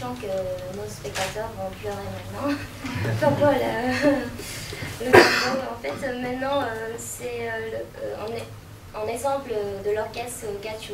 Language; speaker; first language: French; non-native, fluent; Vietnamese